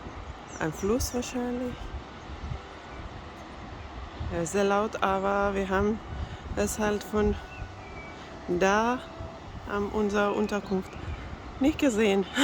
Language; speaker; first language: German; non-native, fluent; Finnish